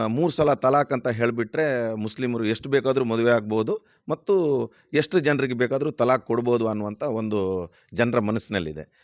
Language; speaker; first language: Kannada; non-native, local second language; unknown